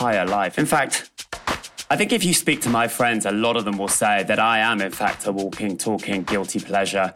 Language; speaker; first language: English; native; English